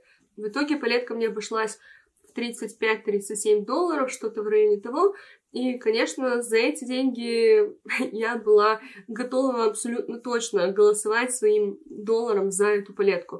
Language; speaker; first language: Russian; native; Russian